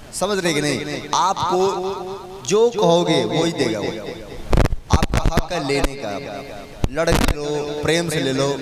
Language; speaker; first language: Hindi; native; Hindi